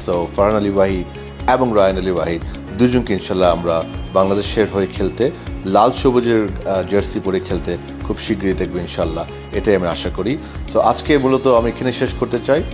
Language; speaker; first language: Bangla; native; Bangla